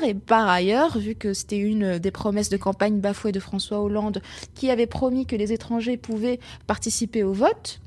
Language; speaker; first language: French; non-native, local second language; Arabic